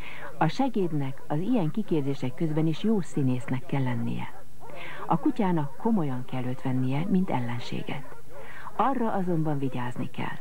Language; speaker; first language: Hungarian; native; Hungarian